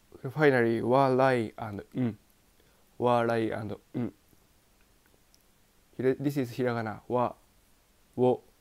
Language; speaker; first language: English; non-native, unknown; Japanese